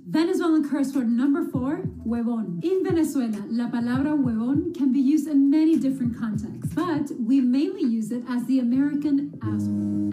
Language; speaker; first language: English; early bilingual, other home language; Spanish